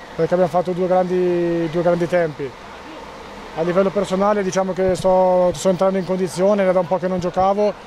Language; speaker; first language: Italian; native; Italian